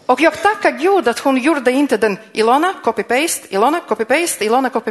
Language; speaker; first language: Swedish; non-native, fluent; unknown